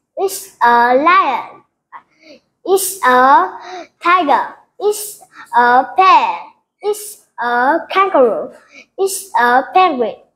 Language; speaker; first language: English; non-native, learner; Vietnamese